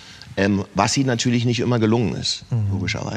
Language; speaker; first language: German; native; German